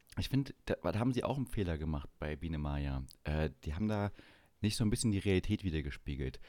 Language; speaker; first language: German; native; German